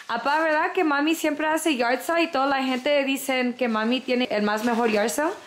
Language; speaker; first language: Spanish; early bilingual, heritage; Spanish